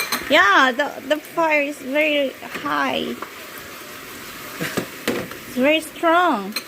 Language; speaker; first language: English; non-native, learner; Filipino